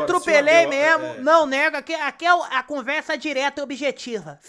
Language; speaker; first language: Portuguese; native; Portuguese